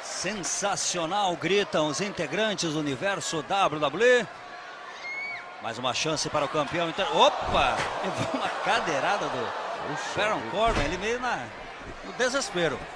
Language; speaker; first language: Portuguese; native; Portuguese